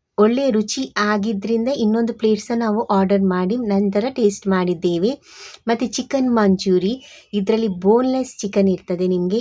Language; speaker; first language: Kannada; non-native, local second language; Tulu